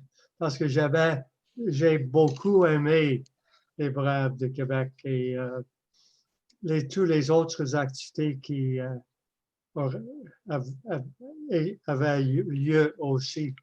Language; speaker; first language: French; non-native, fluent; English